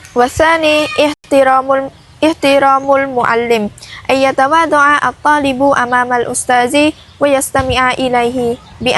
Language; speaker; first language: Arabic; non-native, learner; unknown